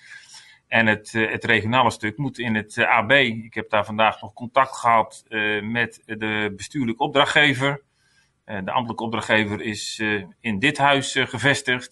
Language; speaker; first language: Dutch; native; Dutch